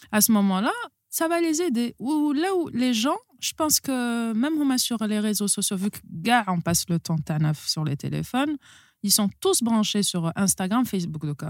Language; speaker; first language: French; non-native, local second language; Arabic